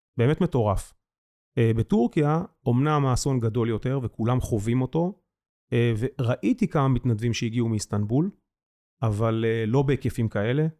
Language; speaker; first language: Hebrew; native; Hebrew